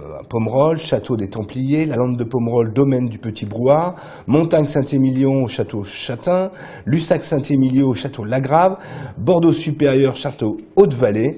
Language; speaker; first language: French; native; French